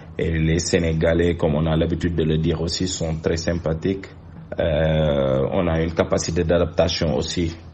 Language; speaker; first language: French; non-native, local second language; Wolof